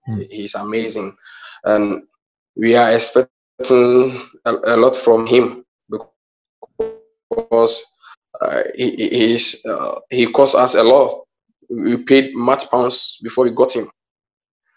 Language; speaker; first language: English; non-native, local second language; Akan